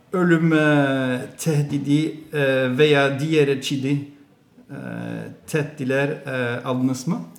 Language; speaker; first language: Turkish; non-native, learner; Norwegian